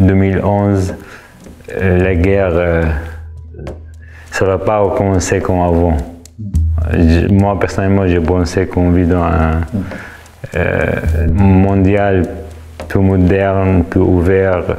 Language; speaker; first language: French; non-native, fluent; Arabic